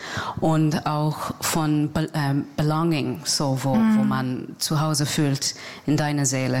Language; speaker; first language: German; non-native, fluent; English